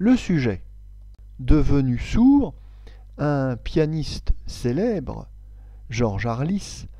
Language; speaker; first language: French; native; French